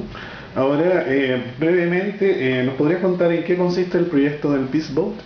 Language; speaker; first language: Spanish; native; Spanish